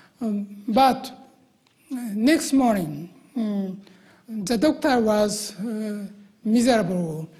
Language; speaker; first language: English; non-native, learner; Japanese